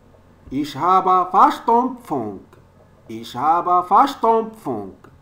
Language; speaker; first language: German; non-native, learner; French